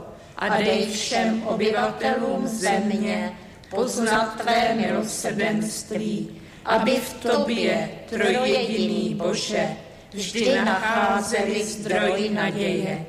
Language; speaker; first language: Czech; native; Czech